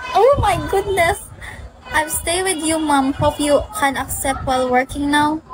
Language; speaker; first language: English; non-native, local second language; Cebuano